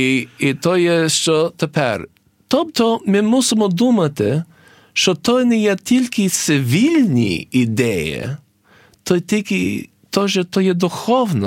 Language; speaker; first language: Ukrainian; early bilingual, heritage; English